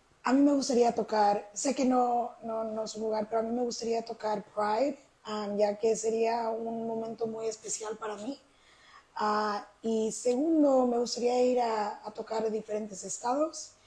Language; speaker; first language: Spanish; early bilingual, heritage; Spanish